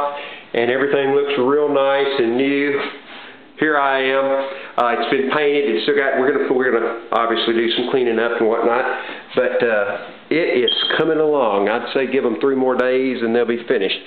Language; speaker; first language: English; native; English